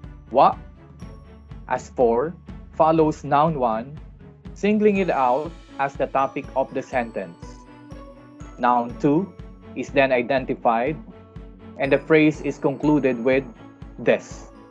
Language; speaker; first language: English; non-native, local second language; Filipino